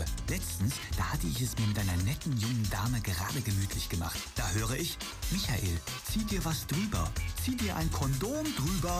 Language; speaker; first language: German; native; German